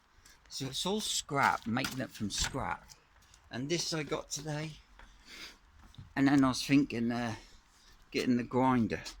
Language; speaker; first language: English; native; English